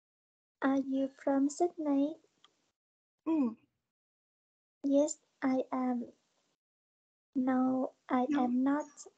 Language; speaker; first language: English; non-native, learner; Vietnamese